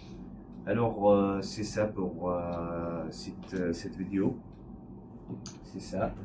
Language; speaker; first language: French; non-native, learner; English